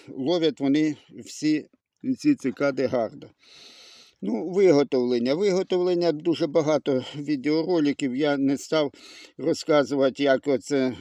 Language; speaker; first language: Ukrainian; native; Ukrainian